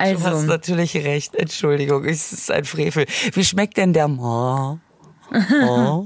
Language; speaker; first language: German; native; German